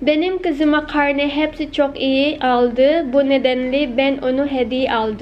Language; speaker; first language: Turkish; non-native, learner; Filipino